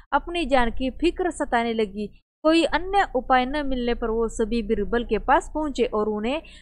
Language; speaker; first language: Hindi; non-native, local second language; Marathi